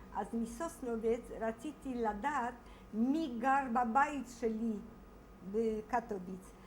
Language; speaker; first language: Hebrew; non-native, fluent; Polish